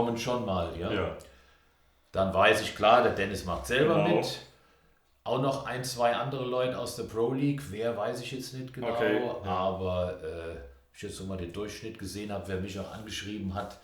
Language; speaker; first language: German; native; German